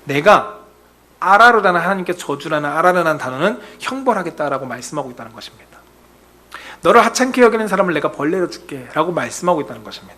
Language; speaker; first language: Korean; native; Korean